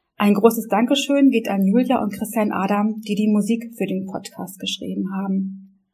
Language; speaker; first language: German; native; German